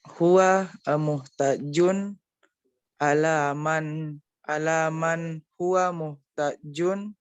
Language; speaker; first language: Arabic; non-native, learner; Indonesian